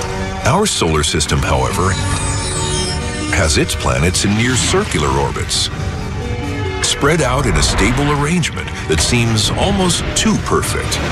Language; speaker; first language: English; native; English